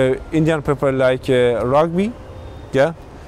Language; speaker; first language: English; non-native, learner; Persian